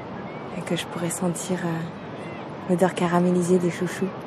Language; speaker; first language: French; native; French